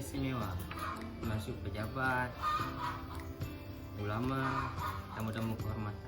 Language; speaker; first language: Indonesian; non-native, local second language; Achinese